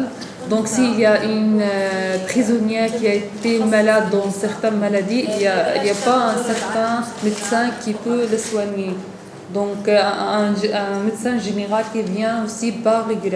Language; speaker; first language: French; non-native, learner; Arabic